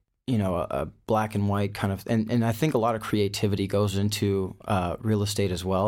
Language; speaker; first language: English; native; English